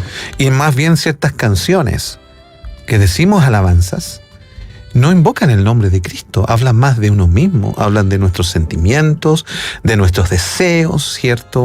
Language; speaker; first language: Spanish; native; Spanish